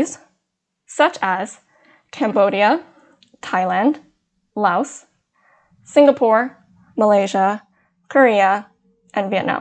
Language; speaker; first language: English; early bilingual, other home language; Min Nan Chinese